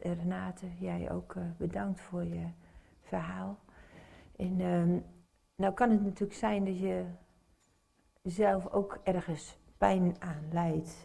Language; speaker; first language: Dutch; native; Dutch